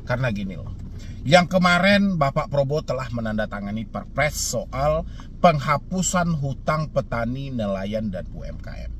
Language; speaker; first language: Indonesian; native; Indonesian